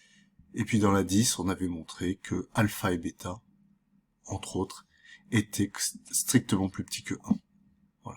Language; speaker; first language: French; native; French